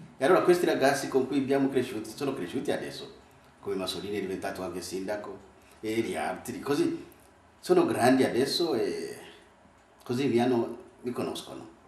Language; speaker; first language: Italian; non-native, fluent; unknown